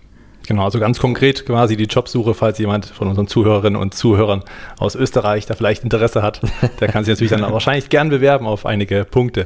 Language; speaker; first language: German; native; German